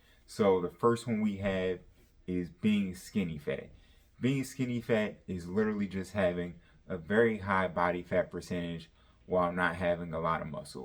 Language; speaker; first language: English; native; English